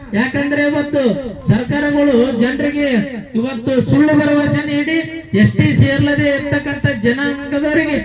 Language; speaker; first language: Kannada; native; Kannada